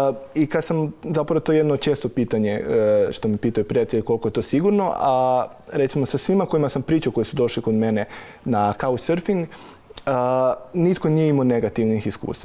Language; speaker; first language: Croatian; native; Croatian